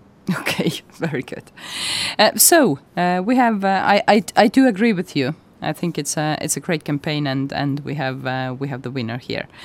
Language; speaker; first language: English; non-native, fluent; Estonian